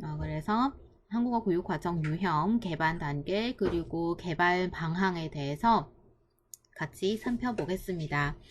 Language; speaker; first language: Korean; non-native, fluent; Vietnamese